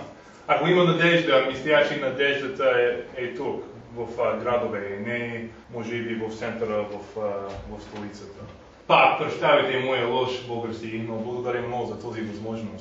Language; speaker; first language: Bulgarian; non-native, learner; English